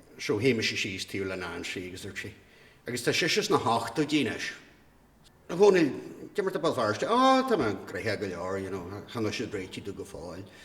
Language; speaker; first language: Irish; native; Irish